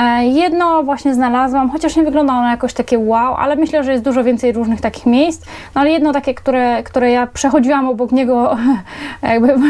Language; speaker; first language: Polish; native; Polish